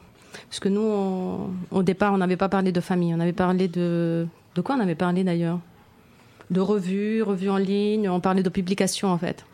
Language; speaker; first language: French; non-native, fluent; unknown